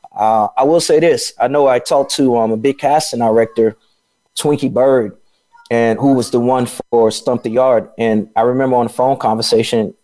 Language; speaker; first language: English; native; English